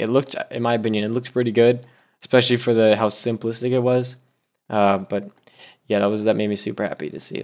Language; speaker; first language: English; native; English